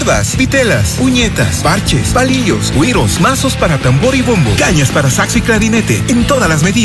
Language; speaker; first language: Spanish; native; Spanish